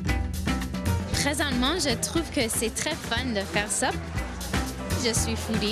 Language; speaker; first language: French; non-native, local second language; English